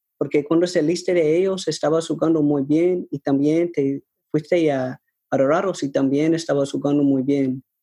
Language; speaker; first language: Spanish; non-native, learner; English